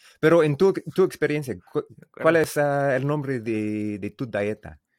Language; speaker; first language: Spanish; non-native, learner; English